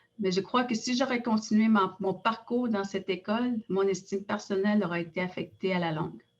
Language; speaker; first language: French; non-native, local second language; Innu-aimun